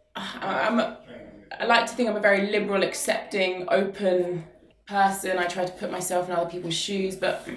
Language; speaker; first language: English; native; English